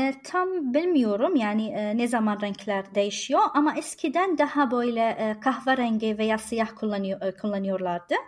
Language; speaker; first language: Turkish; non-native, learner; Arabic